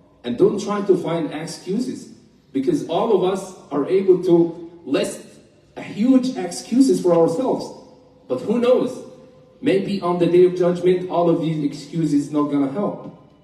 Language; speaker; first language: English; non-native, fluent; Arabic